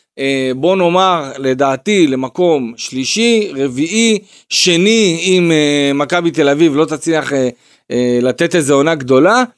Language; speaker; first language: Hebrew; native; Hebrew